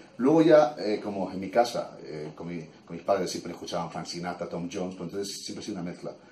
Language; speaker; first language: Spanish; early bilingual, heritage; Spanish